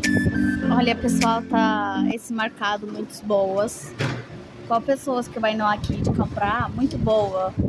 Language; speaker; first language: Portuguese; non-native, learner; Persian